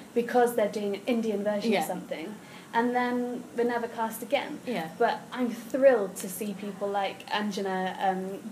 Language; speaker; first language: English; native; English